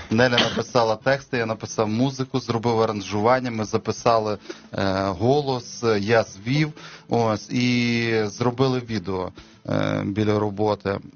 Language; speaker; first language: Ukrainian; native; Ukrainian